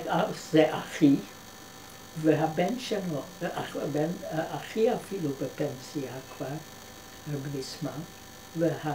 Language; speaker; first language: Hebrew; non-native, fluent; Dutch